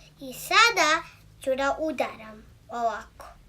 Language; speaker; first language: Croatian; early bilingual, heritage; Croatian